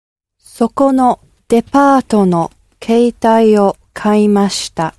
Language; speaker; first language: Japanese; non-native, learner; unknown